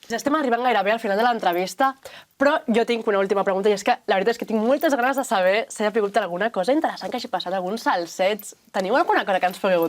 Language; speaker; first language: Catalan; native; Catalan